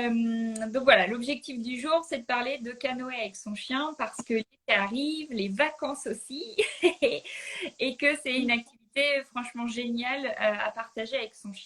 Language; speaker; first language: French; native; French